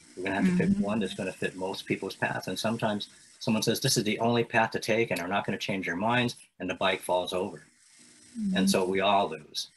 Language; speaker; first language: English; native; English